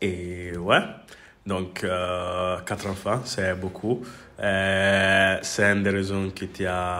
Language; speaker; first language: French; non-native, learner; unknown